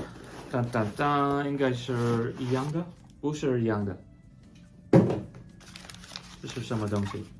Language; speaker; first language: Chinese; non-native, fluent; English